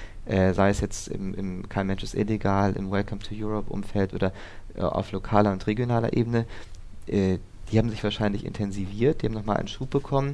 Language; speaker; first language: German; native; German